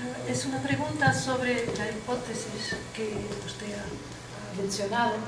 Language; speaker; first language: Spanish; non-native, fluent; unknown